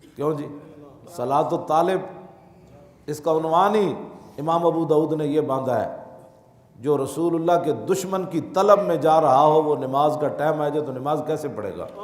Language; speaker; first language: Urdu; non-native, local second language; Punjabi